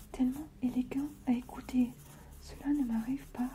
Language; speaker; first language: French; non-native, fluent; Italian